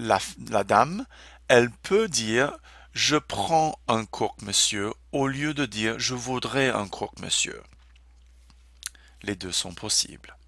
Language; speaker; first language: French; non-native, fluent; English